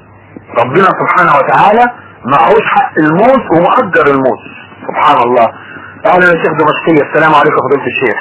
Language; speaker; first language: Arabic; native; Arabic